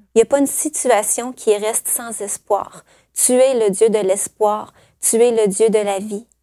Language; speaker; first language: French; native; French